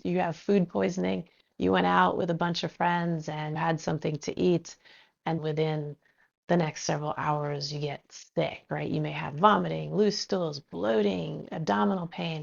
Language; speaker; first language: English; native; English